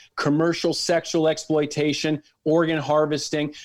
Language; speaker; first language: English; native; English